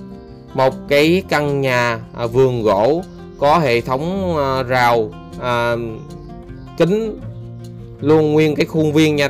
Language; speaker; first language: Vietnamese; native; Vietnamese